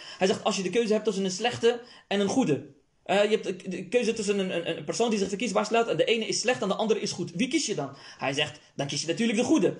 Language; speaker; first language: Dutch; early bilingual, other home language; Arabic